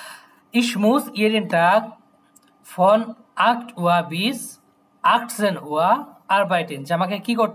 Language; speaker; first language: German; non-native, learner; Bangla